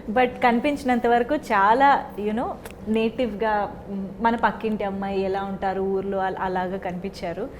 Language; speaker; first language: Telugu; native; Telugu